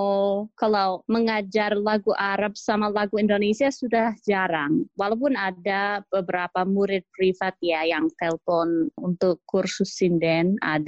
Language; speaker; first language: Indonesian; non-native, fluent; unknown